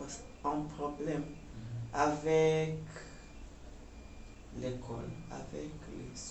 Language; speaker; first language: French; non-native, learner; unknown